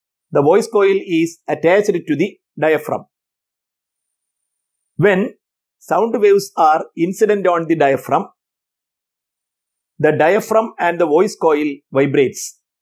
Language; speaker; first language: English; non-native, local second language; Malayalam